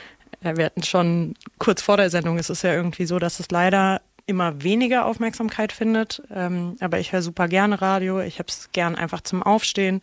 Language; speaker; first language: German; native; German